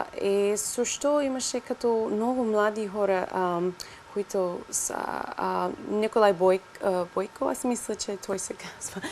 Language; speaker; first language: Bulgarian; non-native, learner; English